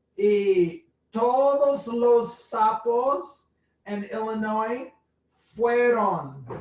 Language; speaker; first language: Spanish; non-native, fluent; English